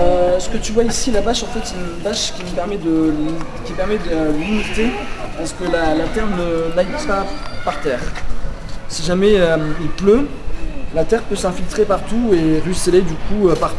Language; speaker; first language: French; native; French